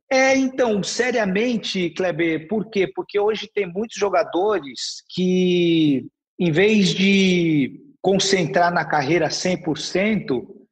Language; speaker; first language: Portuguese; native; Portuguese